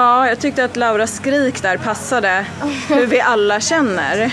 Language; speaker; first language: Swedish; native; Swedish